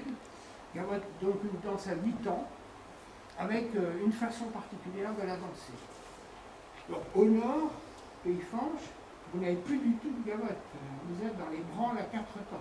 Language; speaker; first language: French; native; French